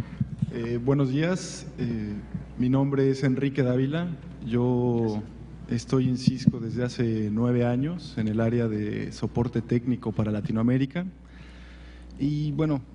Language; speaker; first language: Spanish; native; Spanish